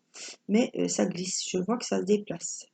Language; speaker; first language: French; native; French